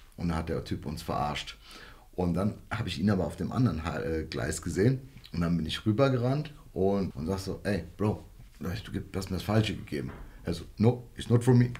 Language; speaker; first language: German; early bilingual, other home language; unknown